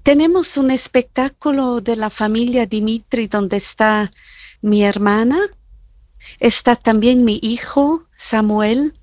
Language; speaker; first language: Spanish; non-native, fluent; Italian